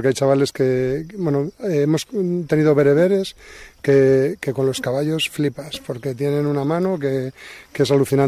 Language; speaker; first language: Spanish; native; Spanish